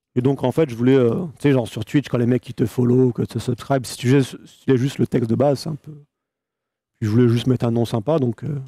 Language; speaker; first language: French; native; French